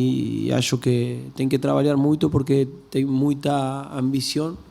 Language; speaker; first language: Portuguese; non-native, learner; Spanish